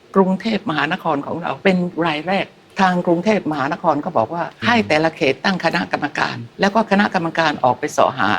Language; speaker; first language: Thai; native; Thai